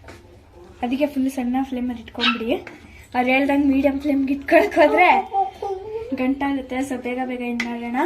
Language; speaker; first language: Kannada; native; Kannada